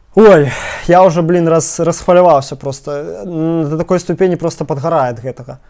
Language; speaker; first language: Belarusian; non-native, local second language; Russian